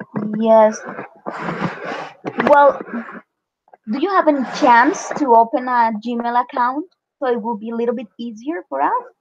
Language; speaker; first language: English; non-native, fluent; Spanish